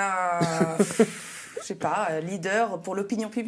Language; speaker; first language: French; native; French